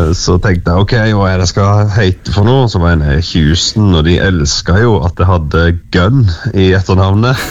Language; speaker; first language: Norwegian; native; Norwegian